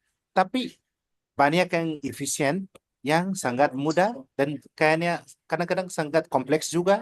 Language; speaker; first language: Indonesian; non-native, learner; Nepali